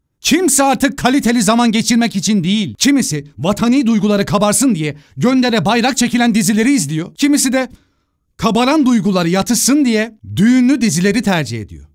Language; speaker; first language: Turkish; native; Turkish